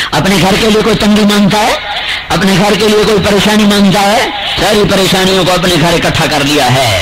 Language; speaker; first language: Urdu; non-native, local second language; Punjabi